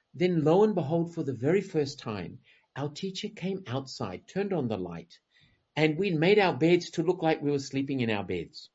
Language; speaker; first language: English; native; English